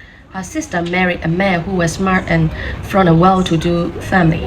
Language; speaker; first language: English; non-native, learner; Burmese